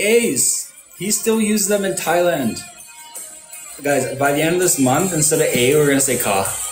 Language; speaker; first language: English; native; English